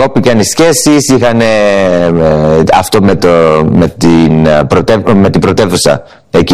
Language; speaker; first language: Greek; early bilingual, heritage; English